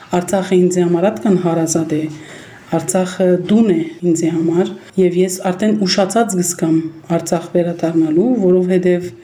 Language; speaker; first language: Armenian; early bilingual, heritage; Armenian